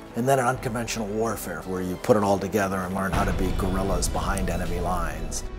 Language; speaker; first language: English; native; English